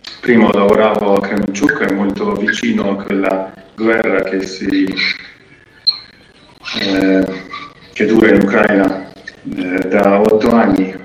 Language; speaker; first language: Italian; non-native, fluent; Ukrainian